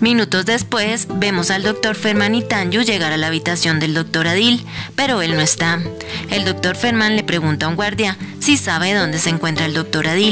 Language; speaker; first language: Spanish; native; Spanish